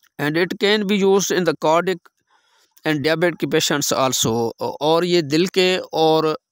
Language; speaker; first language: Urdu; non-native, local second language; Sindhi